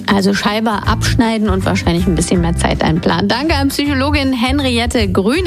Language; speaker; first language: German; native; German